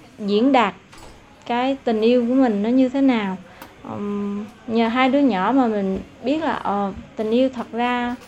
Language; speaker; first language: Vietnamese; non-native, local second language; Eastern Cham